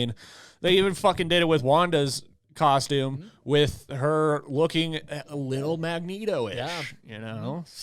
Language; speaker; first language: English; native; English